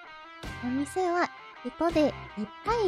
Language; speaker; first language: Japanese; non-native, learner; English